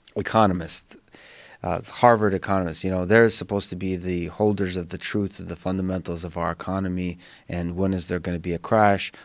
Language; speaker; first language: English; early bilingual, other home language; Russian